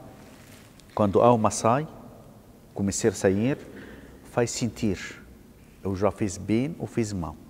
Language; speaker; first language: Portuguese; non-native, learner; Arabic